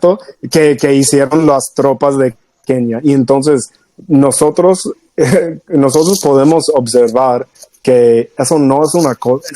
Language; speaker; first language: Spanish; non-native, fluent; English